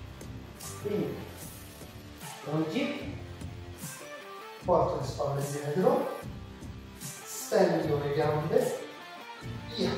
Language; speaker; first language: Italian; native; Italian